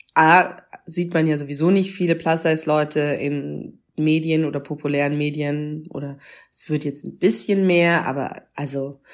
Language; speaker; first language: German; native; German